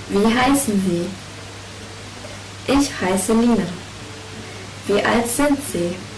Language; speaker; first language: German; non-native, fluent; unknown